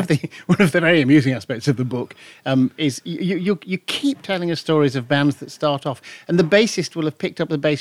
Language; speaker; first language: English; native; English